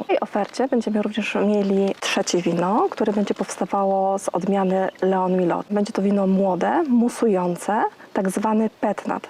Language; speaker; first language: Polish; native; Polish